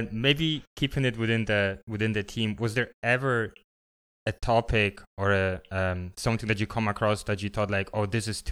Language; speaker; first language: English; non-native, fluent; Polish